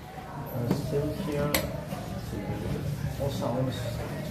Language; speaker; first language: English; non-native, learner; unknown